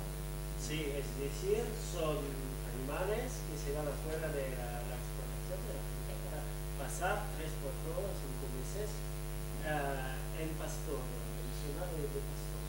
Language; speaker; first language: Spanish; non-native, fluent; French